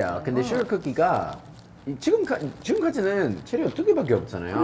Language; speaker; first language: Korean; non-native, fluent; English